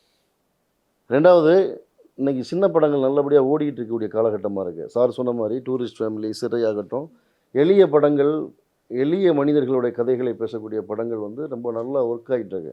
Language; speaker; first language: Tamil; native; Tamil